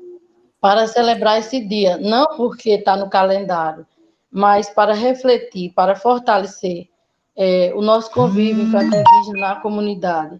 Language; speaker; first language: Portuguese; native; Portuguese